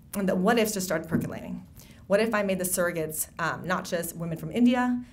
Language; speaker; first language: English; native; English